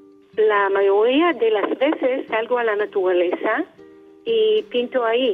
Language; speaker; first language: Spanish; non-native, learner; Hebrew